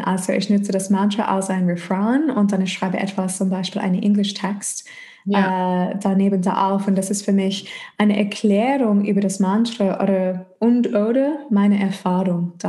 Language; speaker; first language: German; non-native, fluent; English